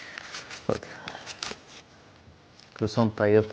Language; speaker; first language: Arabic; native; Arabic